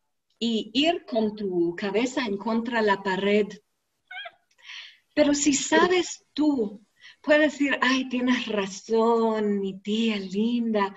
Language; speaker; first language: Spanish; non-native, learner; English